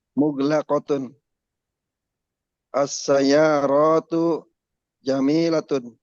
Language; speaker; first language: Arabic; non-native, learner; Indonesian